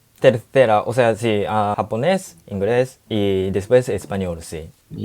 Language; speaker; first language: Spanish; non-native, learner; Japanese